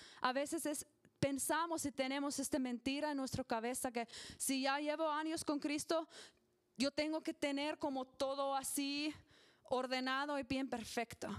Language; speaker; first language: Spanish; non-native, learner; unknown